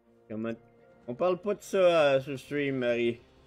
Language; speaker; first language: French; native; French